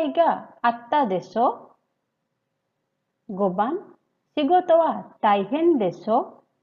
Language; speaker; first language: Japanese; non-native, fluent; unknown